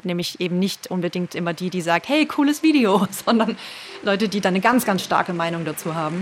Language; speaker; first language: German; native; German